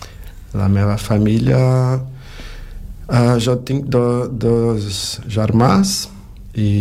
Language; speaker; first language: Catalan; non-native, learner; Portuguese